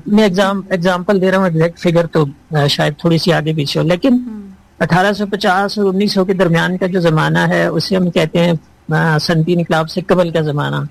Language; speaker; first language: Urdu; non-native, local second language; Sindhi